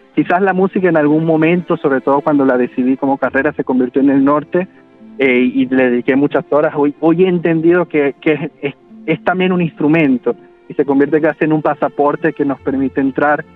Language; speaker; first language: Spanish; native; Spanish